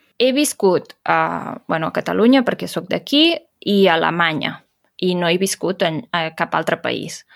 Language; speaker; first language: Catalan; native; Catalan